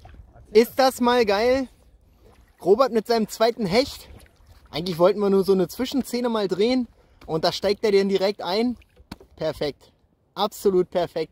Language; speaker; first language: German; native; German